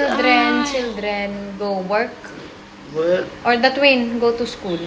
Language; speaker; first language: English; non-native, local second language; Filipino